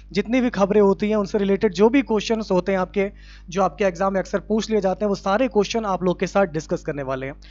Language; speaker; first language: Hindi; native; Hindi